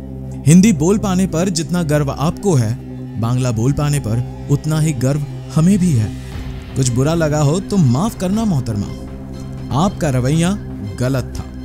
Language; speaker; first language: Hindi; non-native, local second language; Bangla